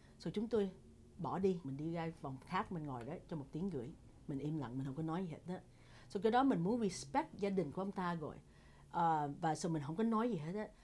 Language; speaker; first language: Vietnamese; early bilingual, heritage; Vietnamese